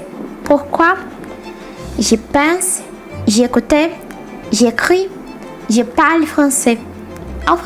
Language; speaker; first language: French; non-native, learner; Spanish